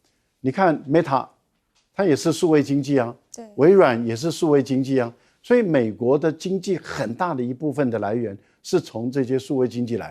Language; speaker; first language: Chinese; native; Chinese